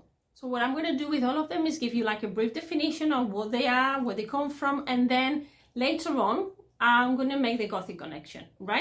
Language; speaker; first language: English; non-native, fluent; Spanish